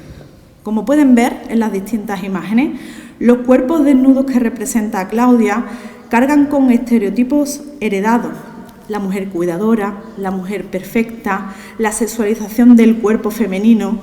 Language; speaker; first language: Spanish; native; Spanish